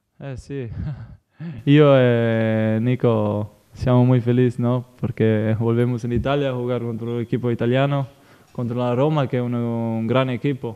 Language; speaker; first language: Spanish; non-native, fluent; Italian